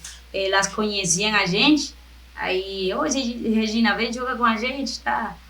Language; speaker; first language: Portuguese; non-native, fluent; Spanish